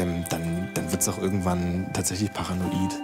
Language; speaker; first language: German; native; German